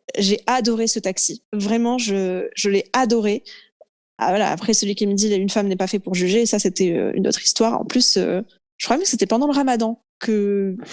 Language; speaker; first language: French; early bilingual, other home language; Arabic